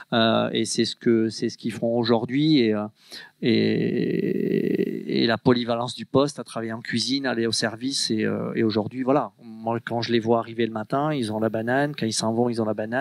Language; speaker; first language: French; native; French